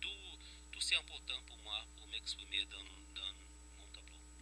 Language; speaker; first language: French; non-native, fluent; Portuguese